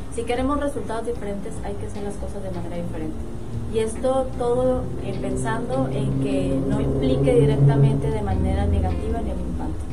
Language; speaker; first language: Spanish; native; Spanish